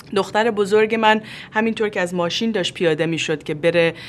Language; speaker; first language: Persian; native; Persian